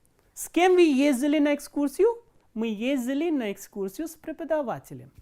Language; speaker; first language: Russian; non-native, fluent; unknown